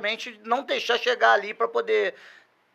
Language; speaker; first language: Portuguese; native; Portuguese